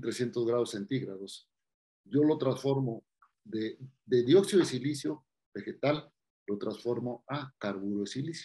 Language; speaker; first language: Spanish; native; Spanish